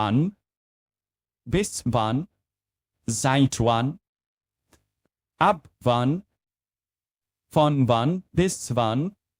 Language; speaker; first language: German; non-native, fluent; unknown